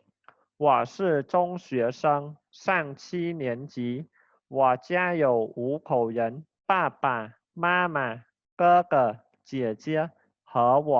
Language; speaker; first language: Chinese; non-native, fluent; Khmer